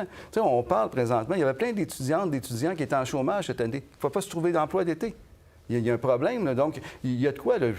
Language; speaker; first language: French; native; French